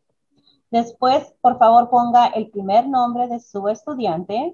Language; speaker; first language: Spanish; early bilingual, other home language; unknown